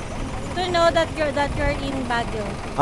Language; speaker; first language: English; non-native, local second language; Filipino